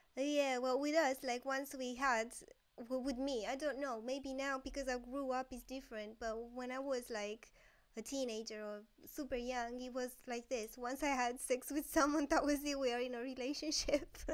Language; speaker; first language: English; non-native, fluent; Romanian